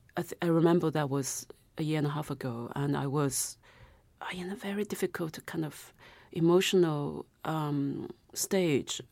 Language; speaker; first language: English; non-native, fluent; Chinese